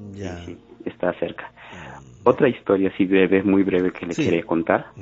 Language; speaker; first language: Spanish; native; Spanish